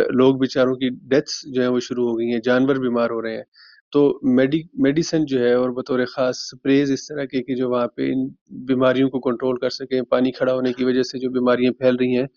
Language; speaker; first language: Urdu; native; Urdu